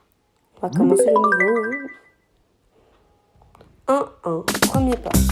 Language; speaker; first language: French; native; French